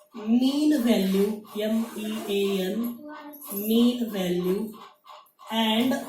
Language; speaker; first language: English; non-native, local second language; Marathi